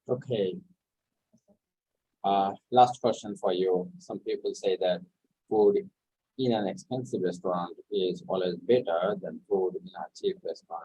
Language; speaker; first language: English; non-native, fluent; Bangla